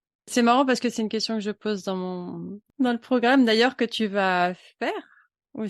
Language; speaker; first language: French; native; French